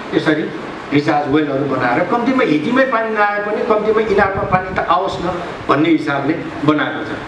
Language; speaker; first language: Nepali; non-native, local second language; Newari